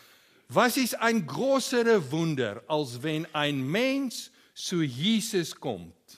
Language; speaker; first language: German; non-native, learner; Afrikaans